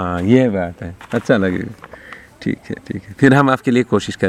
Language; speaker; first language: Hindi; native; Hindi